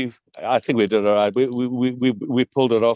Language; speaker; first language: English; native; English